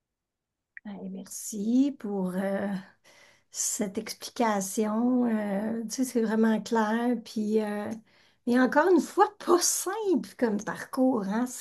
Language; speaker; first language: French; native; French